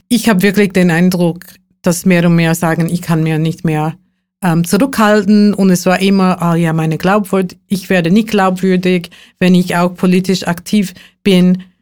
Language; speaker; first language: German; non-native, fluent; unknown